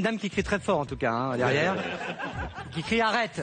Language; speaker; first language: French; native; French